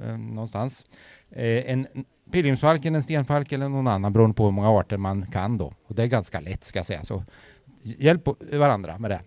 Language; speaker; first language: Swedish; native; Swedish